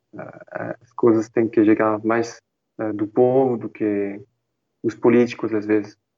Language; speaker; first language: Portuguese; non-native, fluent; French